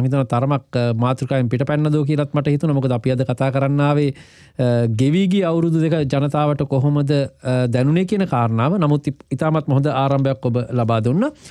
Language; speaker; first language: Sinhala; native; Sinhala